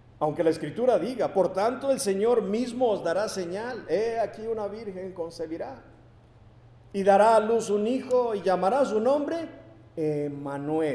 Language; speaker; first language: Spanish; native; Spanish